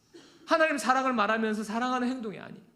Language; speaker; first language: Korean; native; Korean